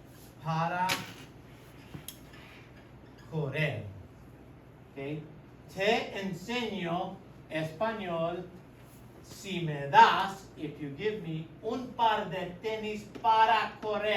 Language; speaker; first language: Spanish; non-native, fluent; English